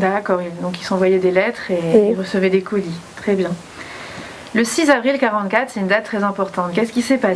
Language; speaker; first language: French; native; French